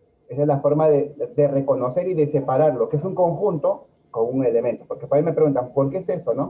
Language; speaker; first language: Spanish; native; Spanish